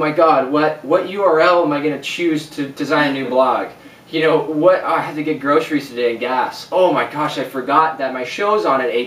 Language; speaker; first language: English; native; English